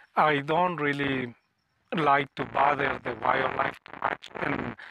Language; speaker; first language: English; non-native, fluent; Spanish